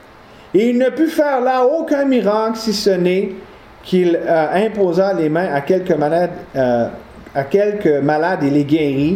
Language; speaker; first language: French; native; French